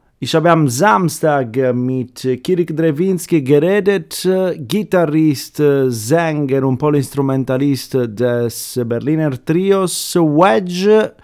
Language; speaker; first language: German; non-native, fluent; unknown